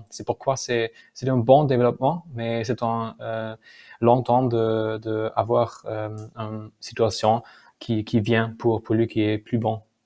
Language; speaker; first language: French; non-native, learner; German